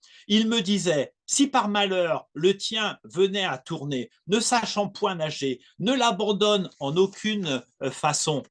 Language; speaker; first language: French; native; French